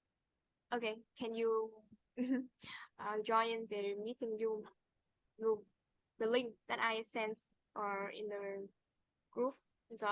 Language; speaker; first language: English; non-native, fluent; Vietnamese